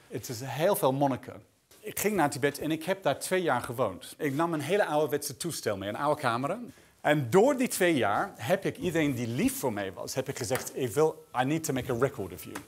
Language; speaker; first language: Dutch; non-native, fluent; English